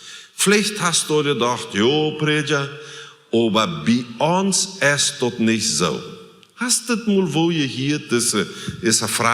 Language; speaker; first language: German; non-native, learner; Plautdietsch